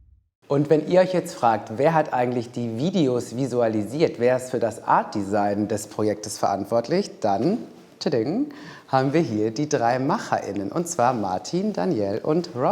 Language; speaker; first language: German; native; German